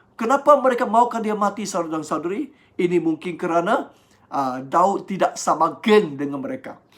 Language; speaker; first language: Malay; non-native, local second language; Chinese